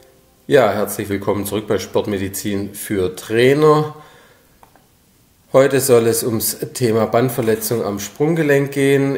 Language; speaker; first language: German; native; German